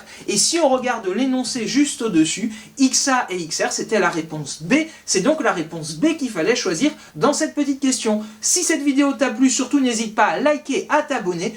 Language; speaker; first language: French; native; French